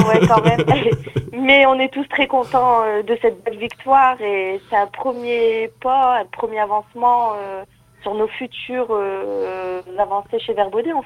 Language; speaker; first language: French; native; French